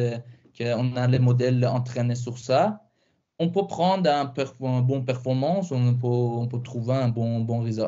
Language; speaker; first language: French; non-native, fluent; Persian